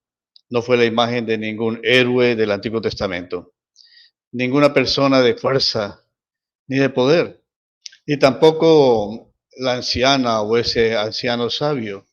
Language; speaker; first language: Spanish; native; Spanish